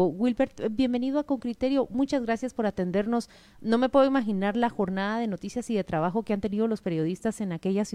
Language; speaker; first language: Spanish; native; Spanish